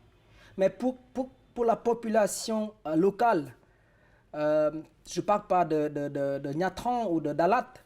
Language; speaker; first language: French; non-native, fluent; Vietnamese